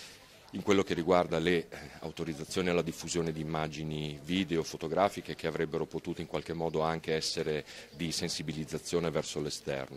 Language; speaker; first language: Italian; native; Italian